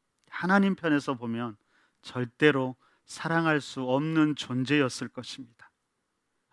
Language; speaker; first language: Korean; native; Korean